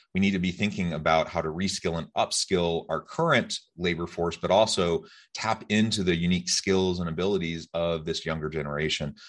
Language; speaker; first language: English; native; English